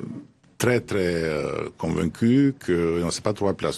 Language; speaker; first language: French; non-native, fluent; Albanian